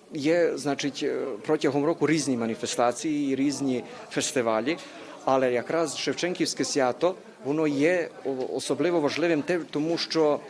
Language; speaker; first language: Ukrainian; early bilingual, heritage; Ukrainian